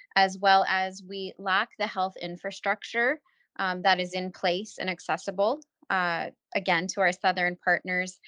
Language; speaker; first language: English; native; English